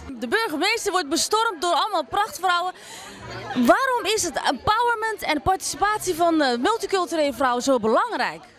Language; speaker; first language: Dutch; native; Dutch